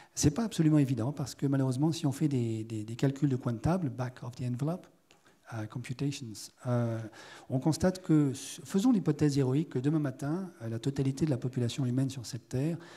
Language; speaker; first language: French; native; French